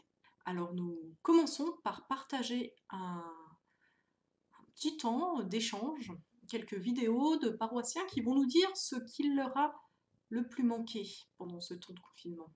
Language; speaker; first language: French; native; French